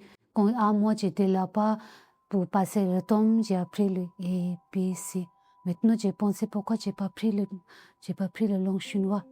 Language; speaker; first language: French; non-native, learner; Tibetan